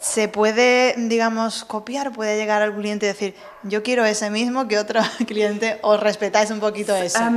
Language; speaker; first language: Spanish; native; Spanish